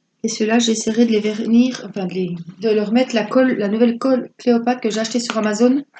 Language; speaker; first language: French; native; French